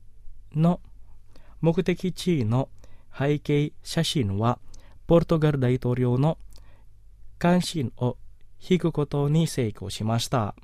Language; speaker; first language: Japanese; non-native, local second language; Indonesian